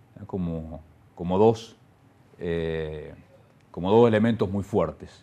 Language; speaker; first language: Spanish; native; Spanish